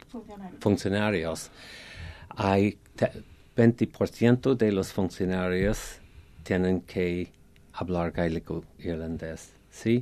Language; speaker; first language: Spanish; non-native, fluent; English